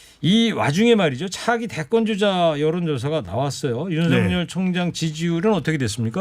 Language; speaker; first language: Korean; native; Korean